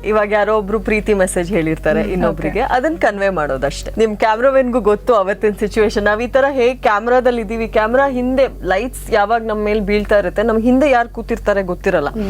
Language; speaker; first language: Kannada; non-native, local second language; Kodava